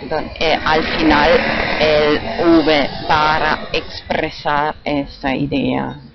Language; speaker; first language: Spanish; non-native, learner; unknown